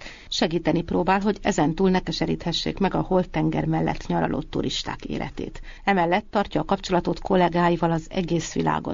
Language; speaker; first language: Hungarian; native; Hungarian